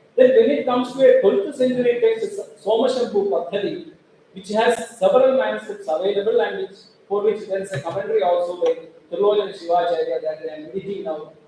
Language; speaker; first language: English; non-native, local second language; Malayalam